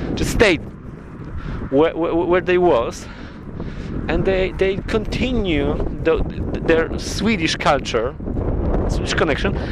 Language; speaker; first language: English; non-native, learner; Polish